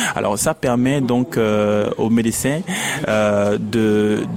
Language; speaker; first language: French; non-native, local second language; Ewe